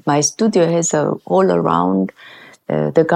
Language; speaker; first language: English; non-native, learner; Korean